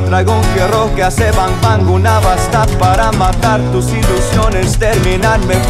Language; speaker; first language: Spanish; early bilingual, heritage; Spanish